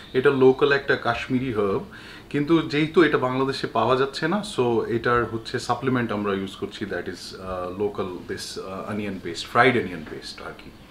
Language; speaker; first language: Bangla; non-native, fluent; Kashmiri